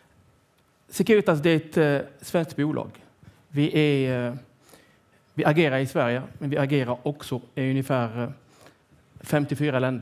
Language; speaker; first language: Swedish; non-native, fluent; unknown